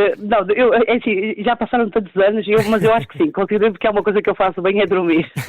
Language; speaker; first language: Portuguese; native; Portuguese